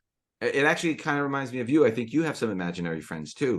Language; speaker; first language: English; native; English